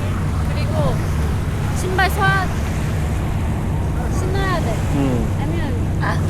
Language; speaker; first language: Korean; non-native, learner; Vietnamese